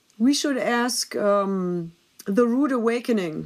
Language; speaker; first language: English; non-native, fluent; German